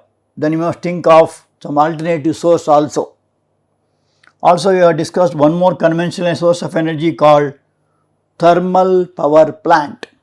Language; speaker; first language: English; non-native, local second language; Kannada